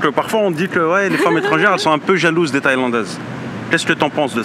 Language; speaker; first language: French; native; French